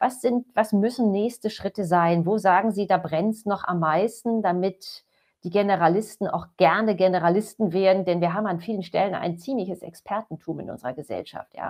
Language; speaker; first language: German; native; German